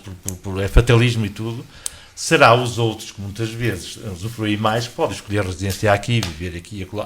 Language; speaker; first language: Portuguese; native; Portuguese